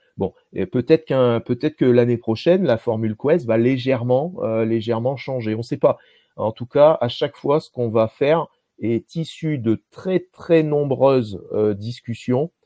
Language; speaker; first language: French; native; French